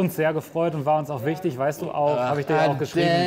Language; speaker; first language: German; native; German